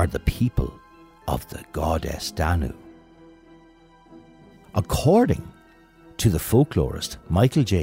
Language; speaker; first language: English; native; English